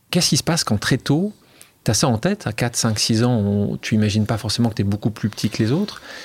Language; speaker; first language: French; native; French